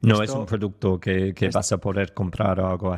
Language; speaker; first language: Spanish; non-native, fluent; English